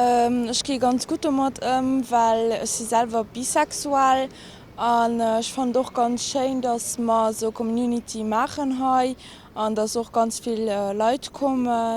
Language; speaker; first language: German; non-native, local second language; Luxembourgish